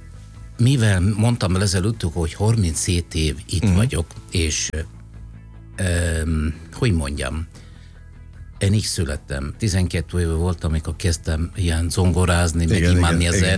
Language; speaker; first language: Hungarian; non-native, fluent; Italian